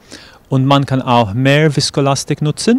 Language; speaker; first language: German; non-native, fluent; English